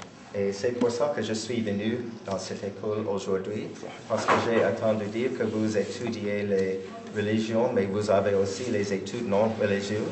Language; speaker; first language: French; non-native, fluent; English